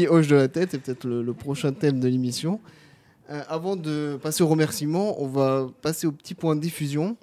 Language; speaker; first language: French; native; French